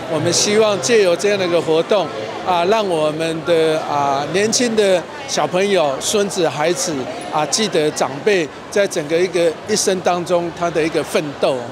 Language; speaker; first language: Chinese; native; Chinese